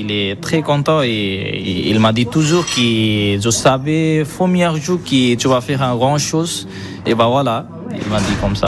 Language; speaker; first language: French; non-native, learner; Bangla